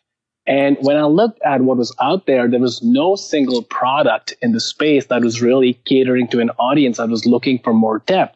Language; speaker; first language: English; non-native, local second language; Hindi